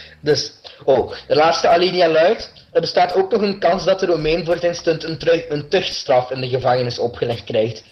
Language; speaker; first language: Dutch; native; Dutch